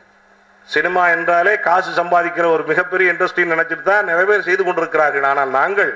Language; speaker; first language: Tamil; native; Tamil